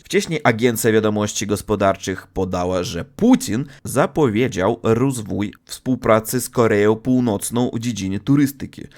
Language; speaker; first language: Polish; non-native, fluent; Russian